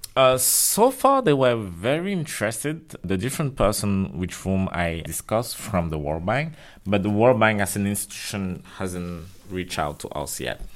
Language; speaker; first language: English; non-native, local second language; French